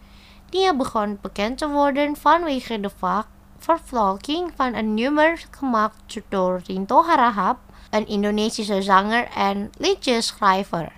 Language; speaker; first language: Dutch; non-native, fluent; Indonesian